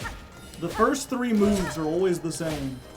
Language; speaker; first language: English; native; English